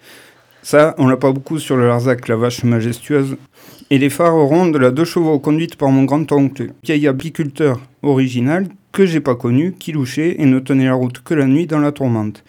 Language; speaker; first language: French; native; French